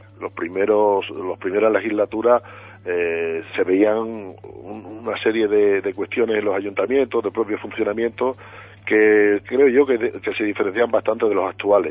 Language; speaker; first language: Spanish; native; Spanish